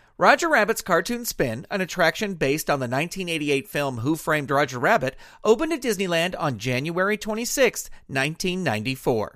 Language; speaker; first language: English; native; English